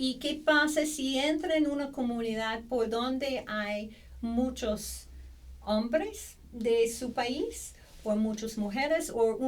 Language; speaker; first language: Spanish; non-native, fluent; English